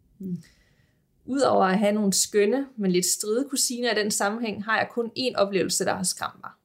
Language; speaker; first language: Danish; native; Danish